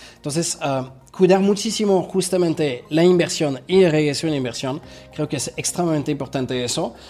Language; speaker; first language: Spanish; non-native, fluent; French